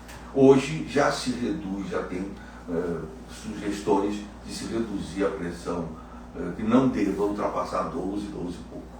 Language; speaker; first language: Portuguese; native; Portuguese